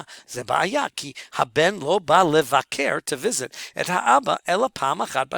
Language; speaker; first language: Hebrew; non-native, fluent; English